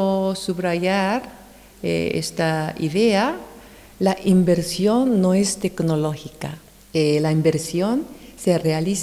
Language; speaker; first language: Spanish; non-native, fluent; Korean